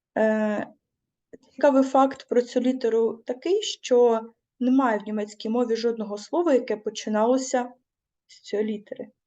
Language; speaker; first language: Ukrainian; native; Ukrainian